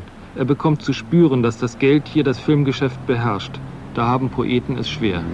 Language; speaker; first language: German; native; German